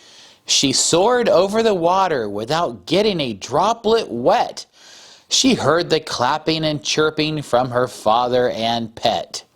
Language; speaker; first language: English; native; English